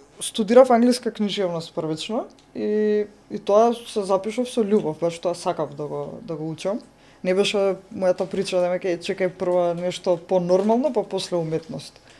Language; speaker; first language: Macedonian; non-native, local second language; Turkish